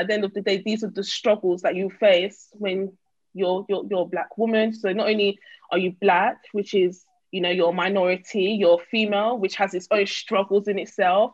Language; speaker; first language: English; native; English